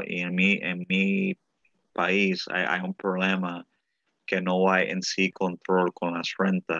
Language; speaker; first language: Spanish; early bilingual, heritage; Spanish